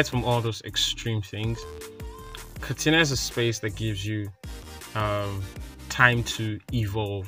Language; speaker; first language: English; non-native, local second language; Yoruba